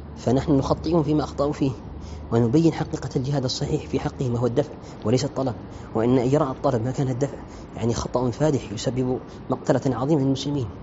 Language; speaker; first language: Arabic; non-native, fluent; Malay